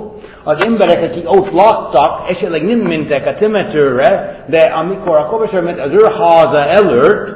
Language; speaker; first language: Hungarian; non-native, fluent; English